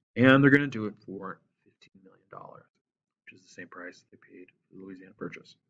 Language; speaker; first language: English; native; English